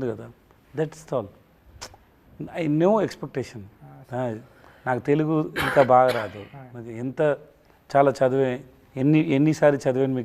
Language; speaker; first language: Telugu; non-native, learner; Tamil